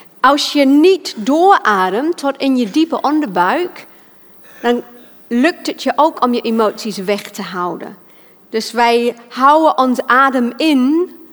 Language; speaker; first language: Dutch; non-native, fluent; English